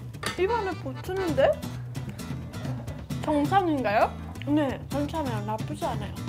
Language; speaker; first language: Korean; non-native, fluent; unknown